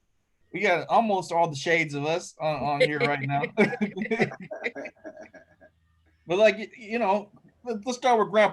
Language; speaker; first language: English; native; English